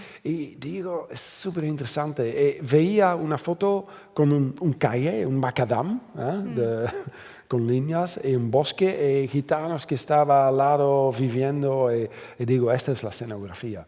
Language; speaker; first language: Spanish; non-native, fluent; Dutch